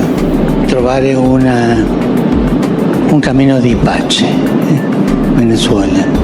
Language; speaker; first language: Italian; non-native, fluent; Spanish